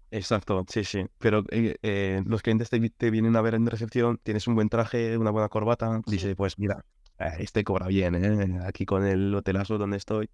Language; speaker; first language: Spanish; non-native, fluent; French